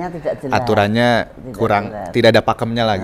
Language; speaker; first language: Indonesian; native; Indonesian